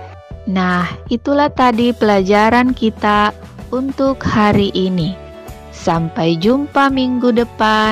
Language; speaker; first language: Indonesian; native; Indonesian